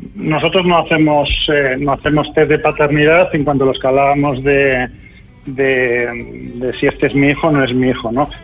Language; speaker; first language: Spanish; native; Spanish